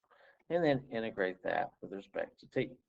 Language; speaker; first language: English; native; English